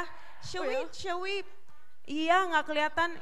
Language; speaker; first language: Indonesian; native; Indonesian